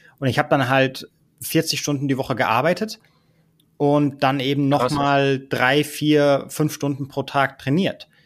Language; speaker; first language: German; early bilingual, heritage; German